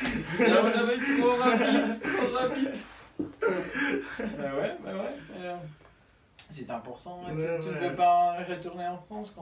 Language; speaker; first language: French; non-native, learner; Spanish